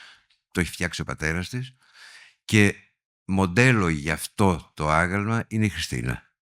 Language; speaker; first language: Greek; native; Greek